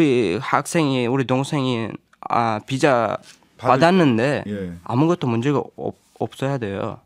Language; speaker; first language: Korean; non-native, learner; Uzbek